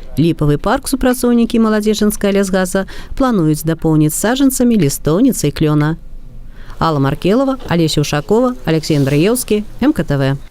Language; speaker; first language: Belarusian; native; Belarusian